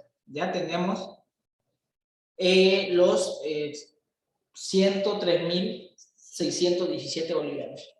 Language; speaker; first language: Spanish; native; Spanish